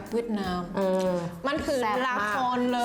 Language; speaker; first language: Thai; non-native, fluent; Vietnamese